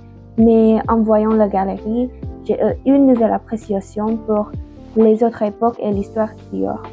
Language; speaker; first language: French; non-native, learner; Indonesian